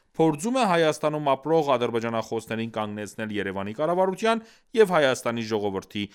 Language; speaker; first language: Armenian; early bilingual, heritage; Armenian